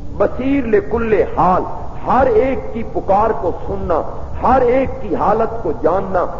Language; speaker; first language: Urdu; non-native, local second language; Punjabi